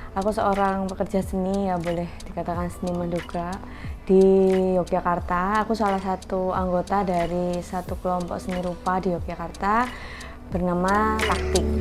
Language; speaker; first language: Indonesian; native; Indonesian